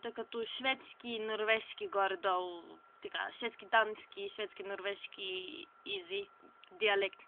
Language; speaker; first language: Bulgarian; early bilingual, heritage; Bulgarian